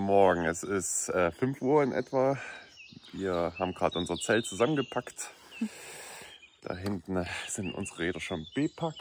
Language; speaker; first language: German; native; German